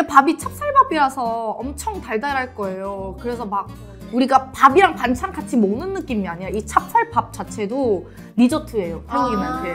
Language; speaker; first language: Korean; non-native, fluent; Thai